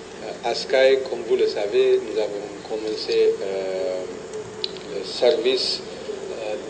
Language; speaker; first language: French; non-native, fluent; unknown